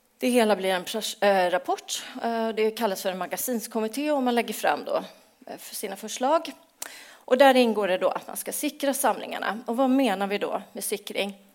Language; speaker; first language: Swedish; native; Swedish